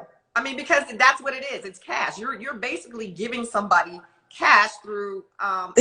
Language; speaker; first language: English; native; English